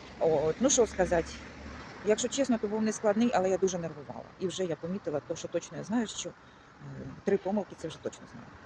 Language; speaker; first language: Ukrainian; native; Ukrainian